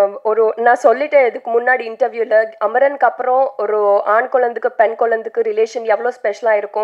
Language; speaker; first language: Tamil; non-native, learner; Telugu